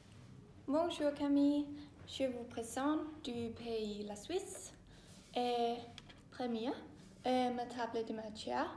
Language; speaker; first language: French; non-native, learner; Danish